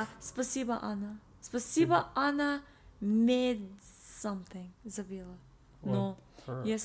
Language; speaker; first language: Russian; non-native, learner; English